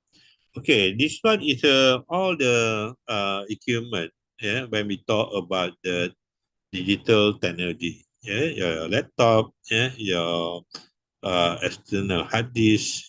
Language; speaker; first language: English; non-native, local second language; Malay